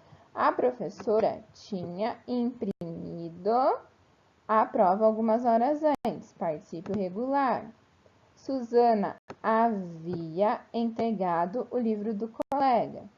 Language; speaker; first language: Portuguese; native; Portuguese